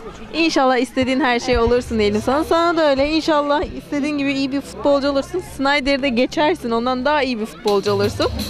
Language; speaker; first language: Turkish; native; Turkish